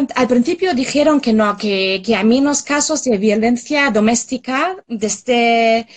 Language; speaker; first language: Spanish; non-native, fluent; German